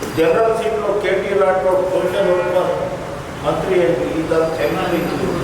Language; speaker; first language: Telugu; non-native, local second language; Lambadi